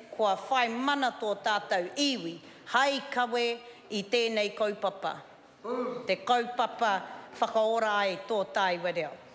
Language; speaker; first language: Māori; non-native, local second language; English